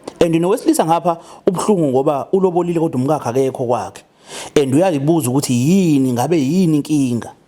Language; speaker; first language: Zulu; native; Zulu